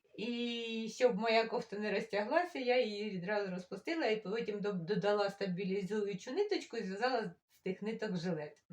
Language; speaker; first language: Ukrainian; non-native, local second language; Russian